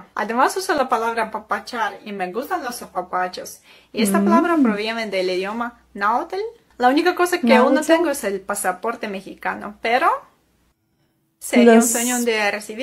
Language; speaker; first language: Spanish; non-native, fluent; Ukrainian